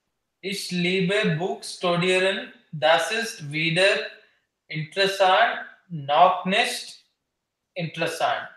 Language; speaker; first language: German; non-native, learner; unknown